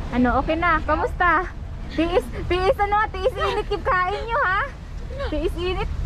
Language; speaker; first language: Filipino; native; Filipino